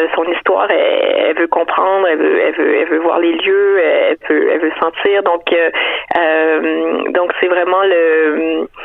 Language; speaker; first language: French; native; French